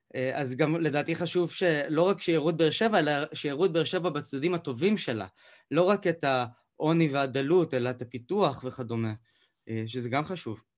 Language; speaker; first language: Hebrew; native; Hebrew